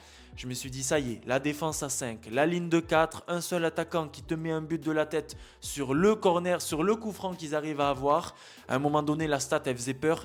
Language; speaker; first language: French; native; French